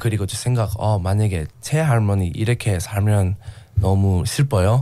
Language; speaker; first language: Korean; non-native, learner; English